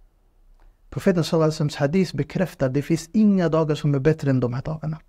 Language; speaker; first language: Swedish; non-native, fluent; Urdu